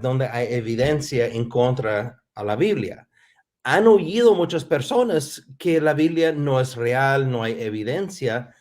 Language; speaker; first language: Spanish; non-native, fluent; English